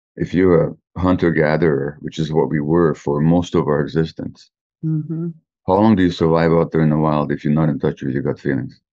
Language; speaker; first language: English; native; English